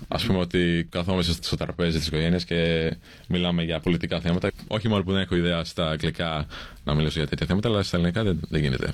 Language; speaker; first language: Greek; early bilingual, heritage; English